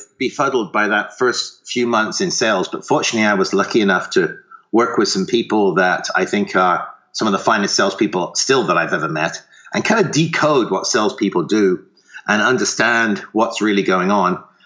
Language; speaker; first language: English; native; English